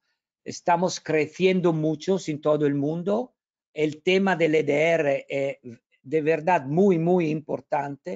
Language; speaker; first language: Spanish; non-native, learner; Italian